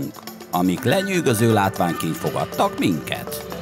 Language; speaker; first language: Hungarian; native; Hungarian